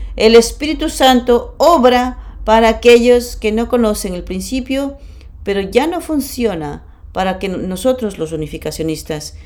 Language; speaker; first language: Spanish; non-native, fluent; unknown